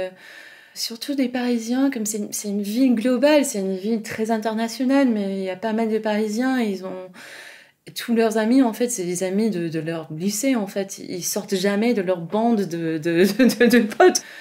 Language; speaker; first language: French; non-native, fluent; English